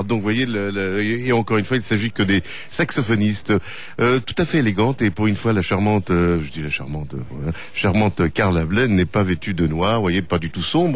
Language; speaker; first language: French; native; French